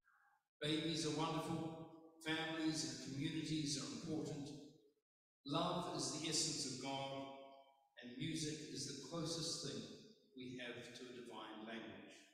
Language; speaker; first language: English; native; English